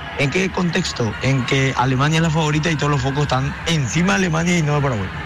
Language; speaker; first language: Spanish; native; Spanish